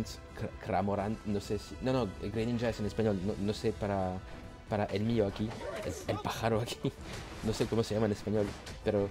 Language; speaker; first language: Spanish; non-native, learner; French